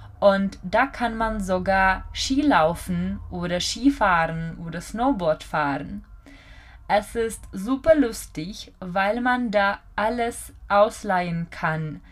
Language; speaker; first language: German; non-native, fluent; Czech